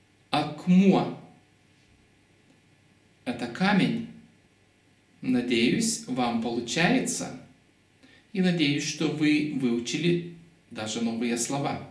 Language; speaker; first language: Russian; non-native, fluent; Lithuanian